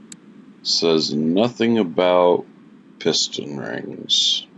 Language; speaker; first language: English; native; English